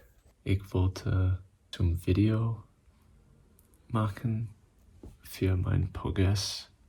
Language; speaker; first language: German; non-native, learner; English